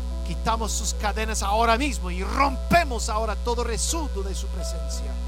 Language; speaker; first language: Spanish; non-native, fluent; English